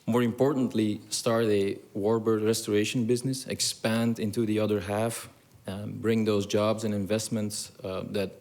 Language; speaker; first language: English; non-native, fluent; Dutch